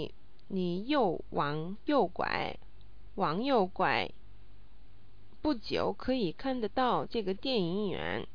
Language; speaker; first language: Chinese; non-native, learner; English